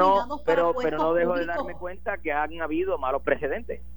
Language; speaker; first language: Spanish; native; Spanish